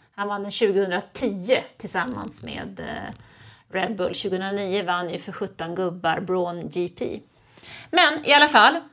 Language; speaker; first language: Swedish; early bilingual, other home language; German